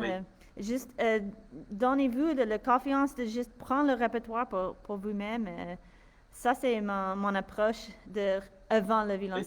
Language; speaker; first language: French; non-native, fluent; English